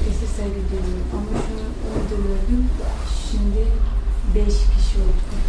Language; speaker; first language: Turkish; non-native, learner; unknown